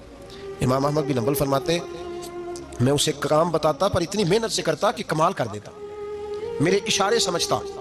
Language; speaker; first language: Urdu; non-native, local second language; Punjabi